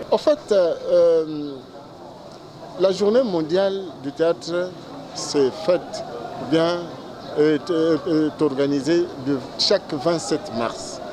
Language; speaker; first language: French; non-native, local second language; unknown